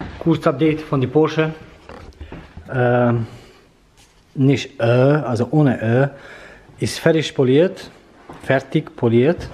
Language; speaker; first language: German; non-native, fluent; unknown